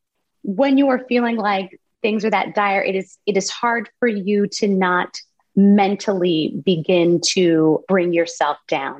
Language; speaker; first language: English; native; English